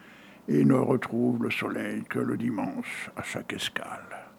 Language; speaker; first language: French; native; French